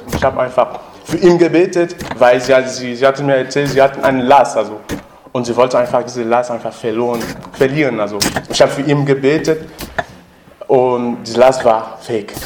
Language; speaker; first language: German; non-native, learner; French